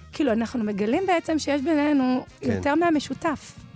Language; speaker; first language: Hebrew; native; Hebrew